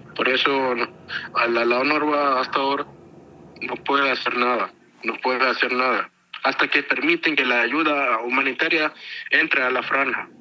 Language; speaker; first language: Spanish; non-native, learner; Arabic